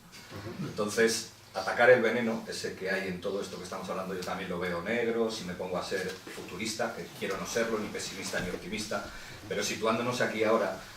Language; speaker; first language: Spanish; native; Spanish